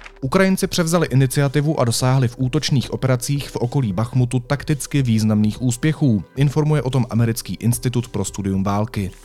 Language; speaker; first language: Czech; native; Czech